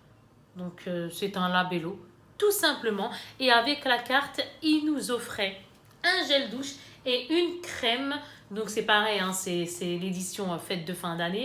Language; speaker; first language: French; native; French